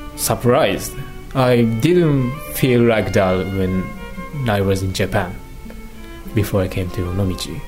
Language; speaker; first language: English; non-native, learner; Japanese